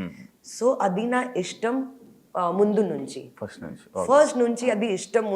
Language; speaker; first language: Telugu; non-native, fluent; Hindi